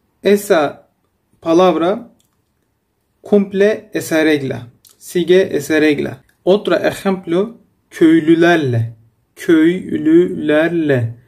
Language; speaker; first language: Spanish; non-native, fluent; Turkish